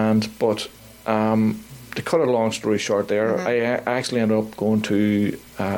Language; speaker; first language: English; native; English